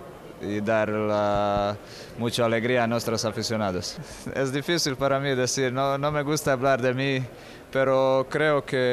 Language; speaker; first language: Spanish; non-native, fluent; Croatian